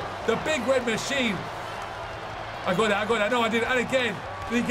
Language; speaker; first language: English; native; English